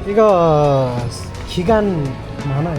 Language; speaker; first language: Korean; non-native, learner; Nepali